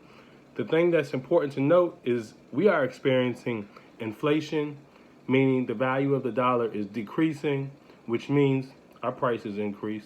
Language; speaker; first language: English; native; English